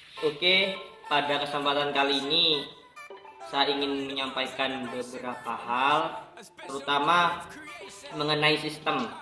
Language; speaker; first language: Indonesian; non-native, local second language; Madurese